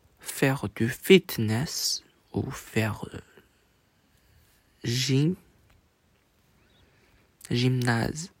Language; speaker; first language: French; non-native, learner; Chinese